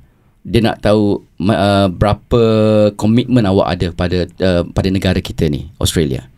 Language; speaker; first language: Malay; native; Malay